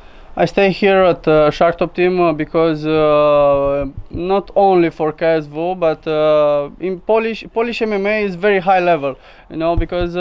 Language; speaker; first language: English; non-native, learner; Romanian